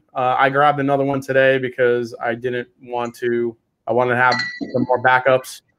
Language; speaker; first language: English; native; English